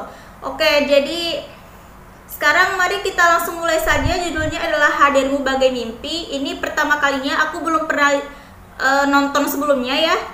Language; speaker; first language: Indonesian; native; Indonesian